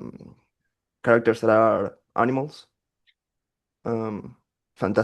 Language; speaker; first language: English; non-native, fluent; Spanish